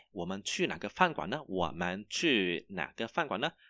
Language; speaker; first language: Chinese; non-native, fluent; Vietnamese